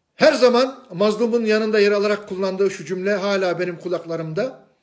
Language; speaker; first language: Turkish; non-native, fluent; Chinese